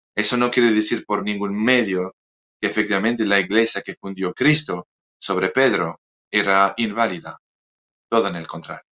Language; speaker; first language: Spanish; non-native, fluent; French